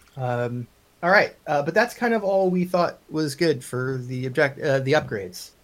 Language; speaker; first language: English; native; English